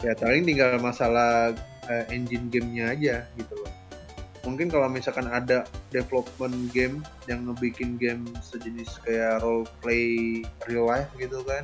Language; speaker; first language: Indonesian; native; Indonesian